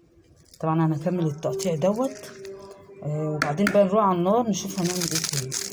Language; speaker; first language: Arabic; native; Arabic